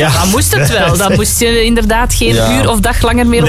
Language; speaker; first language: Dutch; native; Dutch